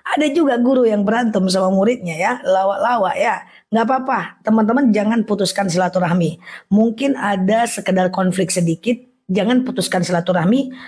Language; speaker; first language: Indonesian; non-native, local second language; Minangkabau